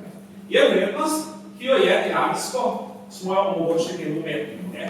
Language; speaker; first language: Slovenian; native; Slovenian